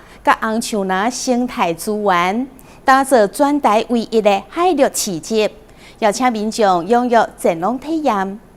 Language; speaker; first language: Chinese; native; Chinese